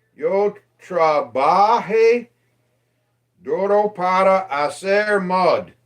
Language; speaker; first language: Spanish; non-native, learner; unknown